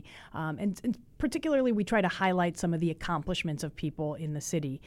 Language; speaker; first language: English; early bilingual, other home language; Spanish